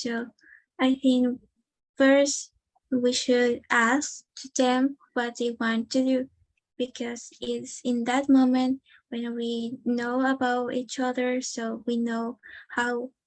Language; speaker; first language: English; non-native, learner; Spanish